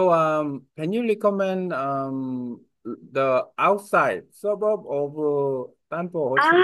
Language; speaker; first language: English; non-native, learner; Korean